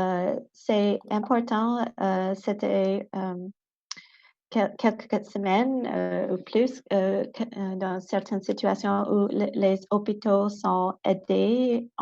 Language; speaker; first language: French; non-native, local second language; English